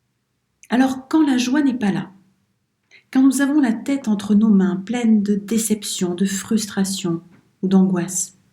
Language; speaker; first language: French; native; French